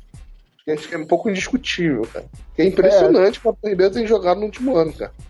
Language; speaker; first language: Portuguese; native; Portuguese